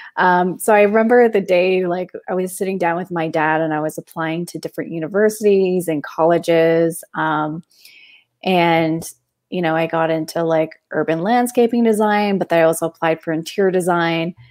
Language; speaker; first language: English; native; English